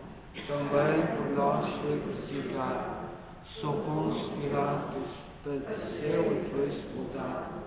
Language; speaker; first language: Portuguese; native; Portuguese